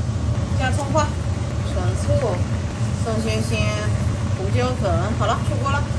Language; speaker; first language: Chinese; native; Chinese